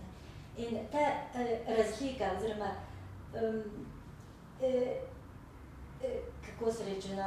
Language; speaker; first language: Slovenian; non-native, learner; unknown